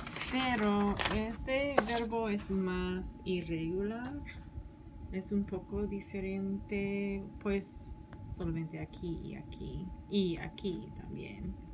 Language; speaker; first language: Spanish; non-native, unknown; English